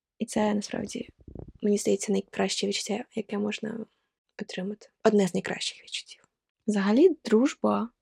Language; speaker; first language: Ukrainian; non-native, local second language; Russian